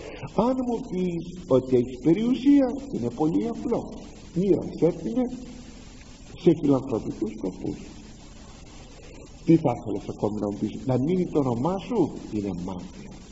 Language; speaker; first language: Greek; native; Greek